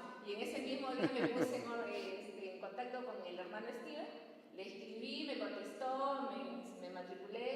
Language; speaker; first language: Spanish; native; Spanish